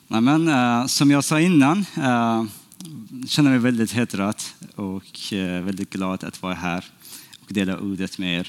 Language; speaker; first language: Swedish; non-native, fluent; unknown